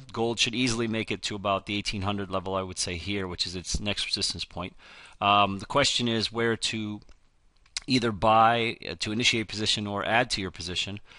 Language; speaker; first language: English; native; English